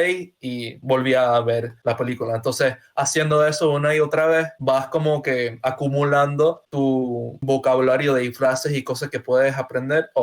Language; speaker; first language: Spanish; non-native, fluent; English